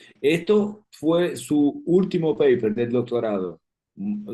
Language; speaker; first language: Spanish; non-native, fluent; Portuguese